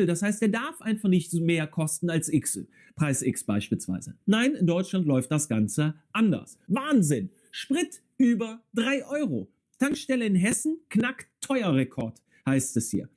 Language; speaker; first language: German; native; German